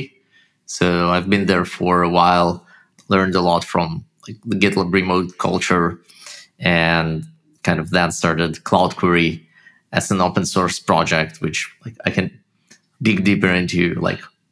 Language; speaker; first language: English; non-native, fluent; Russian